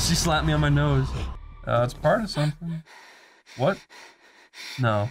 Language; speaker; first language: English; native; English